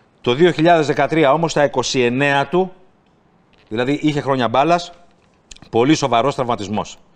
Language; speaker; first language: Greek; native; Greek